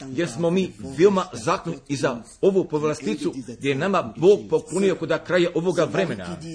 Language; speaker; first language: Croatian; early bilingual, heritage; Croatian